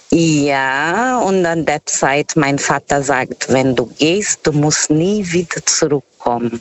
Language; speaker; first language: German; non-native, fluent; Portuguese